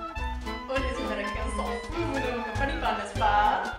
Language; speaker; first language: French; non-native, learner; English